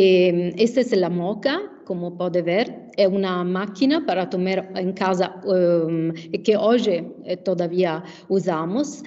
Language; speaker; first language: Portuguese; non-native, fluent; Italian